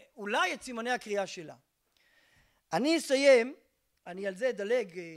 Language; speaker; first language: Hebrew; native; Hebrew